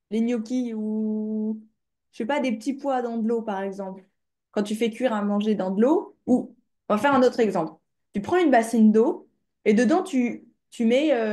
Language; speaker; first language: French; native; French